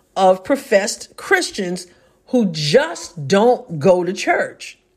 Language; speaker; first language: English; native; English